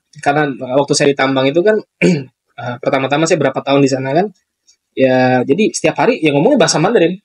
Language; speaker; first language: Indonesian; native; Indonesian